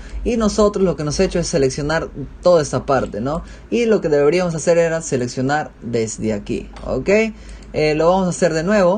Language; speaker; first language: Spanish; native; Spanish